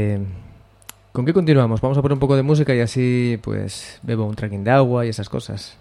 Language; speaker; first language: Spanish; native; Spanish